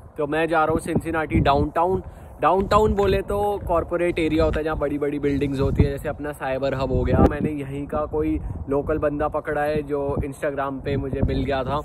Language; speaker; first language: Hindi; native; Hindi